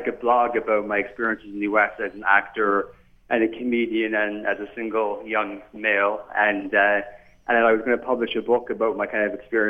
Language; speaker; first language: English; native; English